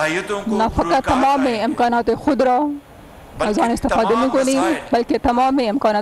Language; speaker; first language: Persian; non-native, learner; Urdu